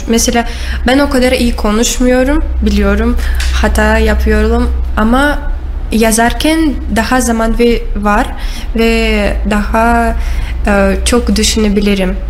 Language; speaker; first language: Turkish; non-native, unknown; Russian